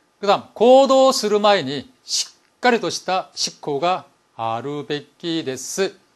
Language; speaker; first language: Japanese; non-native, fluent; Korean